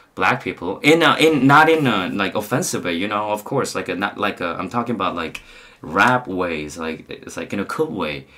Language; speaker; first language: English; non-native, fluent; Korean